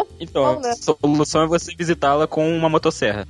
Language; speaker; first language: Portuguese; native; Portuguese